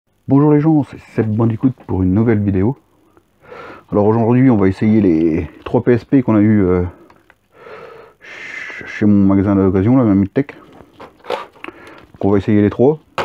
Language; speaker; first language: French; native; French